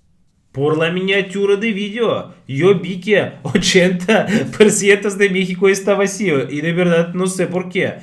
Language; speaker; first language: Spanish; non-native, fluent; Russian